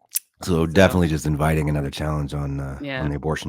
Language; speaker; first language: English; native; English